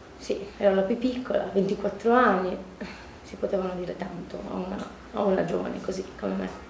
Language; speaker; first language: Italian; non-native, fluent; Romanian